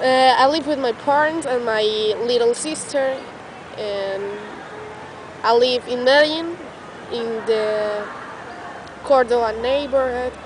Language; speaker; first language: English; non-native, learner; Spanish